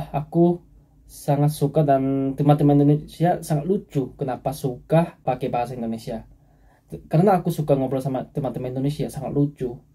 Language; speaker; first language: Indonesian; non-native, fluent; Korean